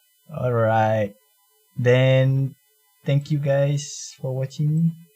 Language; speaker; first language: English; non-native, local second language; Malay